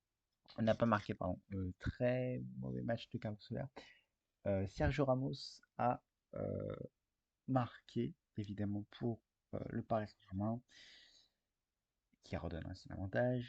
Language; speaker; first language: French; native; French